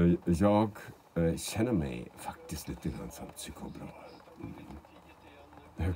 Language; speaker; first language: Swedish; non-native, fluent; German